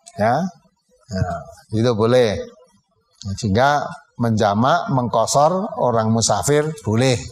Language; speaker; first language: Indonesian; non-native, local second language; Javanese